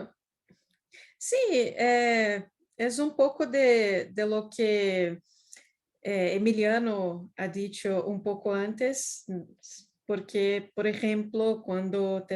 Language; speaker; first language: Spanish; non-native, fluent; Portuguese